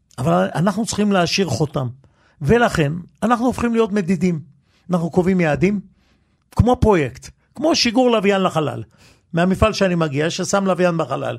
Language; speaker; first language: Hebrew; early bilingual, other home language; Yiddish